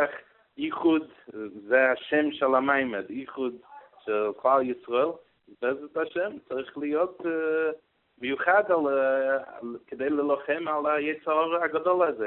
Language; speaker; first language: Hebrew; non-native, learner; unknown